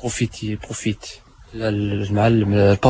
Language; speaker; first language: French; non-native, learner; Arabic